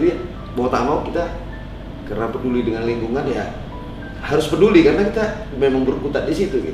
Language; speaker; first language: Indonesian; native; Indonesian